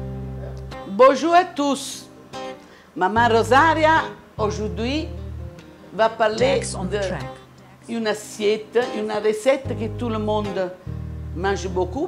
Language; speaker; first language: French; non-native, learner; Italian